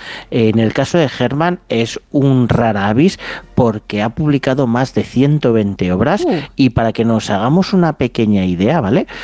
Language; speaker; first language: Spanish; native; Spanish